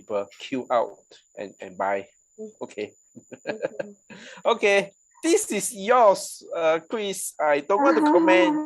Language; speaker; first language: English; non-native, local second language; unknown